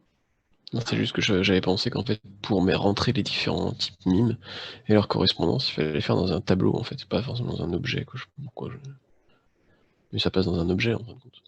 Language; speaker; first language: French; native; French